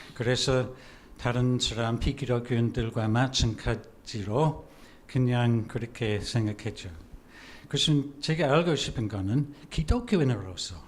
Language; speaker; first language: Korean; non-native, fluent; English